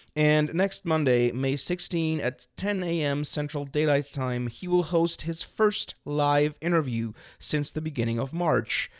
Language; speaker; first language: English; non-native, fluent; German